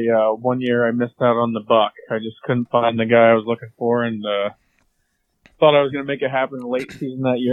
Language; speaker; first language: English; native; English